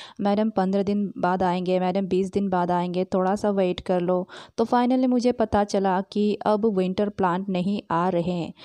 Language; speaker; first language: Hindi; native; Hindi